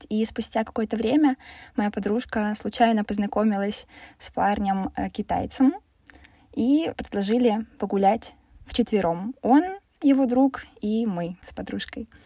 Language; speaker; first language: Russian; native; Russian